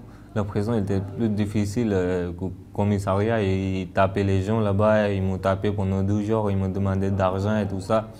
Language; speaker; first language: French; non-native, fluent; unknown